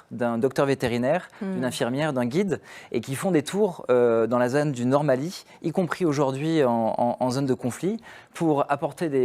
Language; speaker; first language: French; native; French